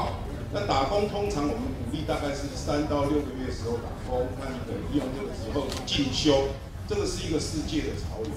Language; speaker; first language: Chinese; native; Chinese